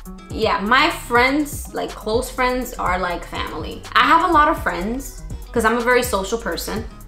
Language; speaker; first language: English; early bilingual, other home language; Spanish